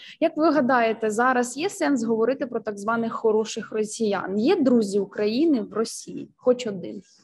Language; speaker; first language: Ukrainian; native; Ukrainian